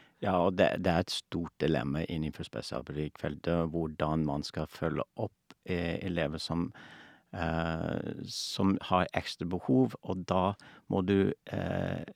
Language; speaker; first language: Norwegian; non-native, fluent; English